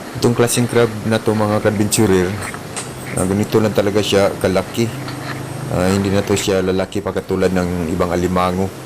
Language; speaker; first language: Filipino; non-native, local second language; Cebuano